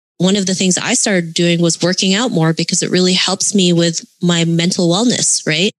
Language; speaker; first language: English; early bilingual, other home language; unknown